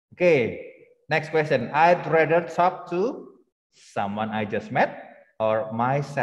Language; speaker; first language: English; non-native, fluent; Indonesian